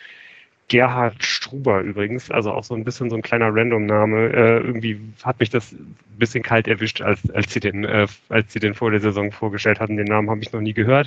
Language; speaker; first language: German; native; German